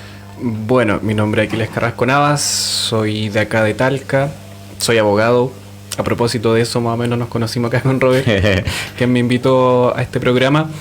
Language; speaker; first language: Spanish; native; Spanish